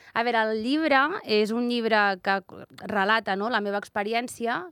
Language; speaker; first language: Catalan; native; Catalan